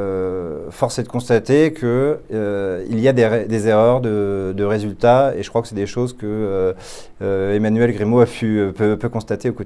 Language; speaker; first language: French; native; French